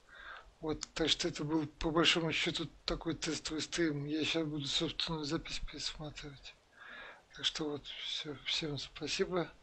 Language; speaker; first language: Russian; native; Russian